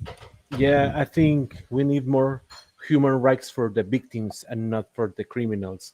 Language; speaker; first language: English; non-native, learner; Spanish